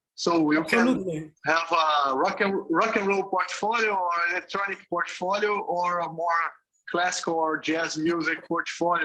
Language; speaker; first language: English; non-native, fluent; Portuguese